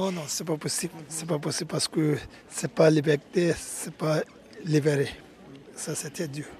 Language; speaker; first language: French; early bilingual, other home language; Tibetan